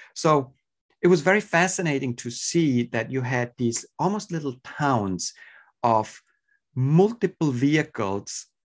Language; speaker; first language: English; non-native, fluent; Swiss German